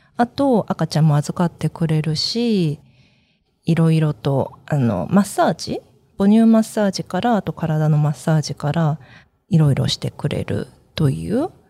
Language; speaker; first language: Japanese; early bilingual, other home language; Korean